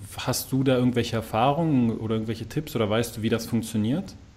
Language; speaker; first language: German; native; German